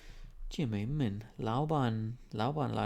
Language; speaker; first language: Chinese; non-native, learner; English